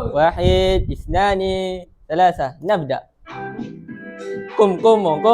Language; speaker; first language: Arabic; non-native, learner; Malay